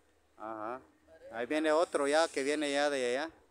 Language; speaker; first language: Spanish; native; Spanish